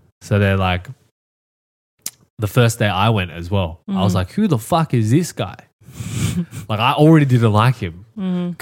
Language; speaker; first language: English; native; English